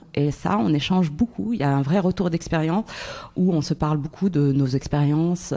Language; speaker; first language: French; non-native, local second language; Arabic